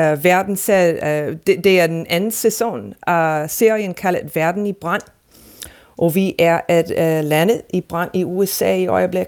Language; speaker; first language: Danish; non-native, fluent; English